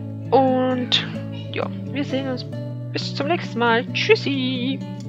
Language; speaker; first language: German; native; German